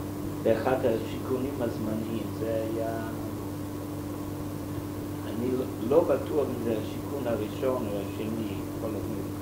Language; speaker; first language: Hebrew; non-native, fluent; German